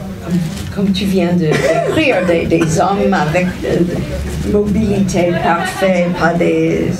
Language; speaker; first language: French; non-native, fluent; English